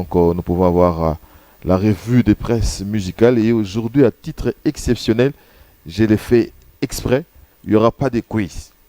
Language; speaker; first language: French; non-native, local second language; Lingala